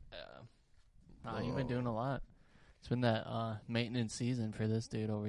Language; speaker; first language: English; native; English